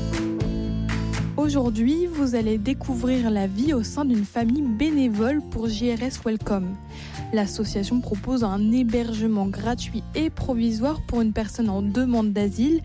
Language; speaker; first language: French; native; French